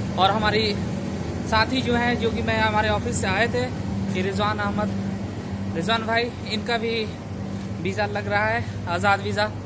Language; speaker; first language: Hindi; native; Hindi